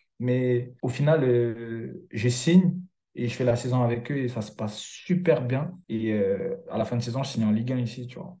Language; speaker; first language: French; early bilingual, other home language; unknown